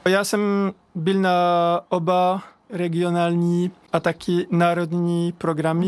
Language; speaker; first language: Czech; non-native, fluent; French